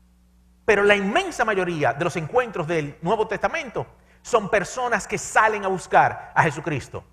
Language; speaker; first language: Spanish; native; Spanish